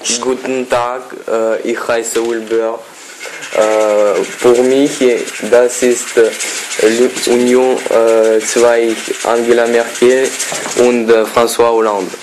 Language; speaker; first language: German; non-native, learner; French